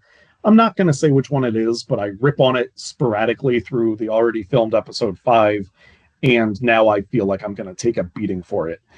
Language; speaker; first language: English; native; English